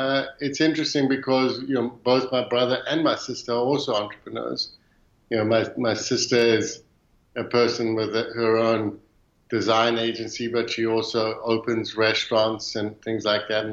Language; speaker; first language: English; native; English